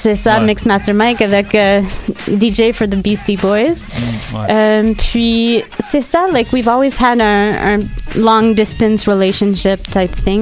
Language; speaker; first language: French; non-native, local second language; English